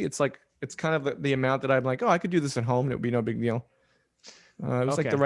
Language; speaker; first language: English; native; English